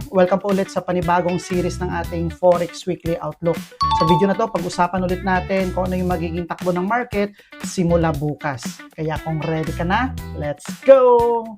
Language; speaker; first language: Filipino; native; Filipino